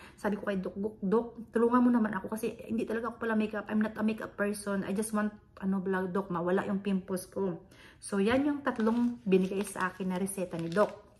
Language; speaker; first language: Filipino; non-native, local second language; Hiligaynon